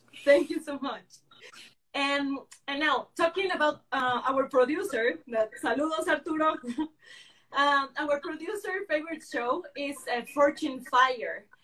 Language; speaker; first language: English; non-native, fluent; Spanish